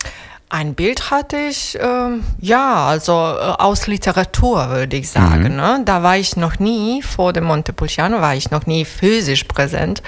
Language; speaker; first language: German; non-native, fluent; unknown